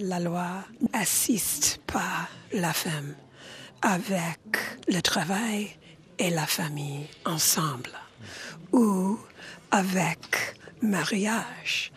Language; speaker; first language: French; non-native, learner; English